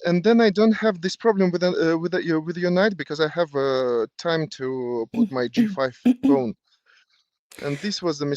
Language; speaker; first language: English; non-native, fluent; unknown